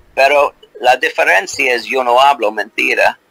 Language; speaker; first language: Spanish; non-native, learner; English